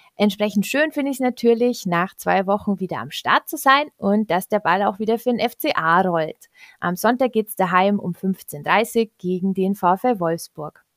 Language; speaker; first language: German; native; German